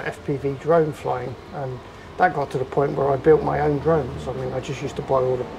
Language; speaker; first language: English; native; English